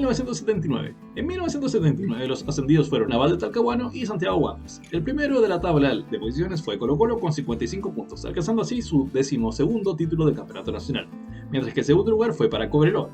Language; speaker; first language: Spanish; native; Spanish